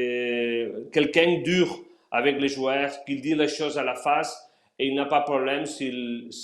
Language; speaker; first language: French; non-native, fluent; Spanish